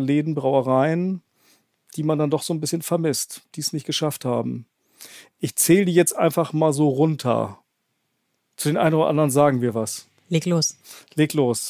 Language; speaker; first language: German; native; German